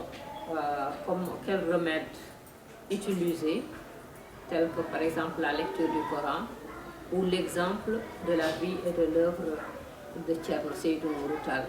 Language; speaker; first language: French; non-native, local second language; Fula